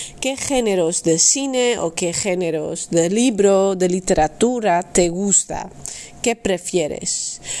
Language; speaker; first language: Spanish; non-native, fluent; Dutch